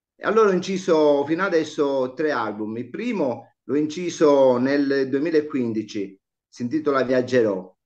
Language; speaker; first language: Italian; native; Italian